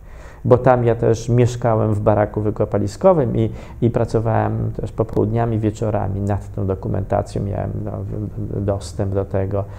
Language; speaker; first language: Polish; native; Polish